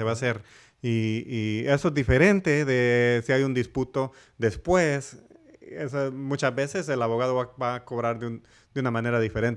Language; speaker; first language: Spanish; early bilingual, heritage; English